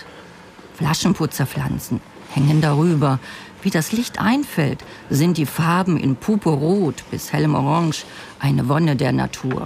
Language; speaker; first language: German; native; German